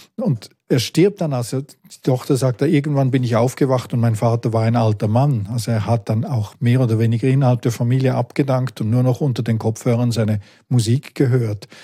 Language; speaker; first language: German; native; German